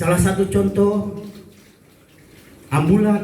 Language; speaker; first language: Indonesian; native; Indonesian